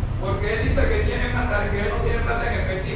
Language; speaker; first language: Spanish; non-native, learner; Korean